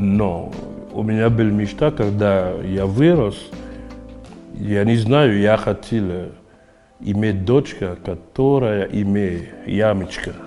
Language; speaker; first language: Russian; non-native, fluent; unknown